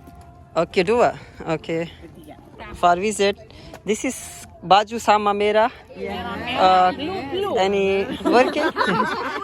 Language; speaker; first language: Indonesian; non-native, learner; Urdu